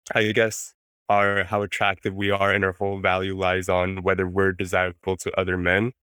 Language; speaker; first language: English; non-native, fluent; Spanish